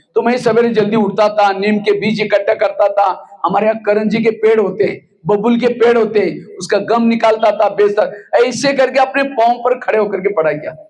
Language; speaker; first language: Hindi; non-native, local second language; Marathi